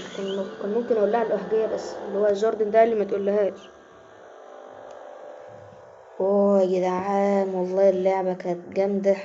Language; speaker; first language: Arabic; native; Arabic